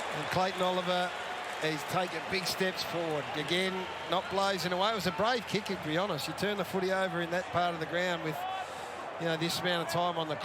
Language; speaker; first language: English; native; English